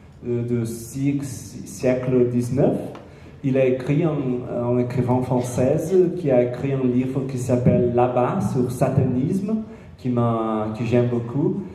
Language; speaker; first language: French; non-native, learner; Portuguese